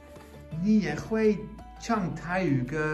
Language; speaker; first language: Chinese; non-native, fluent; Dutch